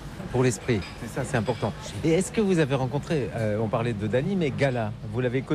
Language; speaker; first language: French; native; French